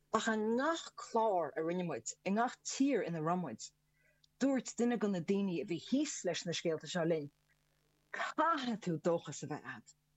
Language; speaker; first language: Irish; native; Irish